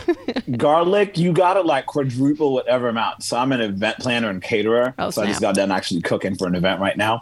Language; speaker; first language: English; early bilingual, other home language; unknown